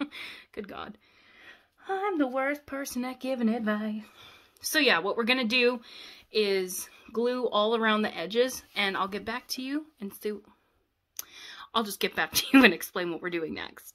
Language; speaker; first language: English; native; English